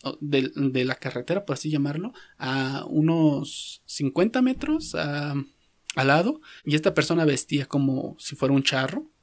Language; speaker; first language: Spanish; native; Spanish